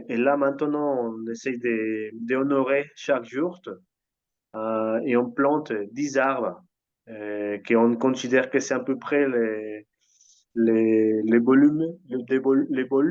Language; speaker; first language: French; non-native, fluent; Spanish